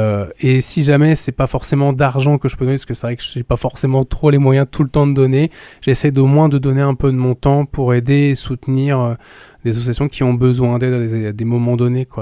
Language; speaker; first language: French; native; French